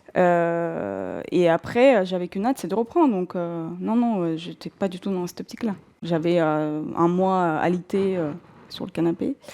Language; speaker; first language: French; non-native, fluent; Russian